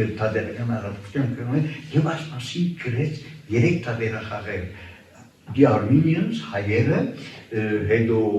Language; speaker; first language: Armenian; early bilingual, heritage; Armenian